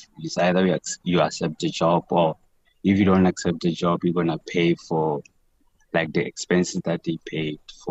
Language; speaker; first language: English; non-native, local second language; Southern Sotho